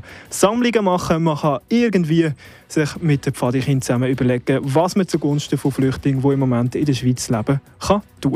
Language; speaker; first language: German; native; German